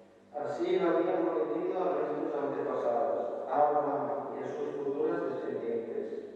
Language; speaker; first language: Spanish; non-native, fluent; Italian